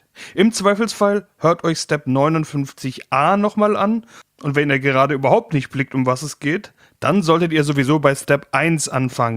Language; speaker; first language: German; native; German